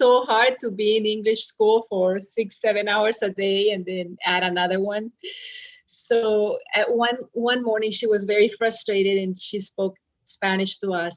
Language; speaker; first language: English; non-native, fluent; Spanish